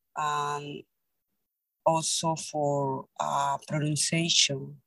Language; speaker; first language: English; non-native, learner; Spanish